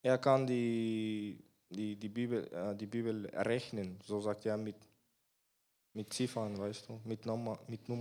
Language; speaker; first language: German; non-native, fluent; Bulgarian